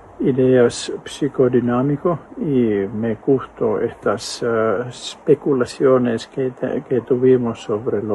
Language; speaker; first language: Spanish; non-native, fluent; Finnish